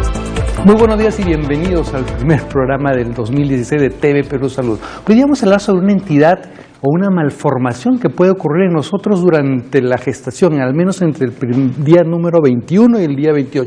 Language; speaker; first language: Spanish; native; Spanish